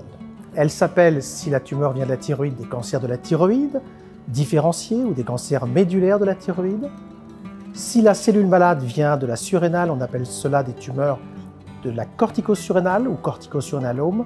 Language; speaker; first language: French; native; French